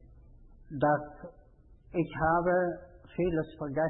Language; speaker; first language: German; non-native, fluent; Italian